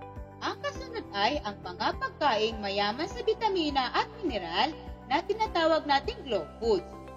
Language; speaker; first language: Filipino; native; Filipino